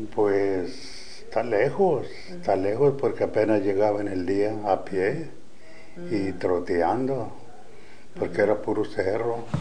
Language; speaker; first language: Spanish; native; Spanish